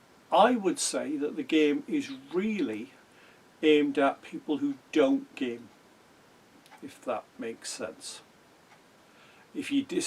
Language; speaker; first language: English; native; English